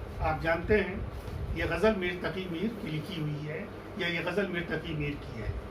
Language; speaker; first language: Urdu; native; Urdu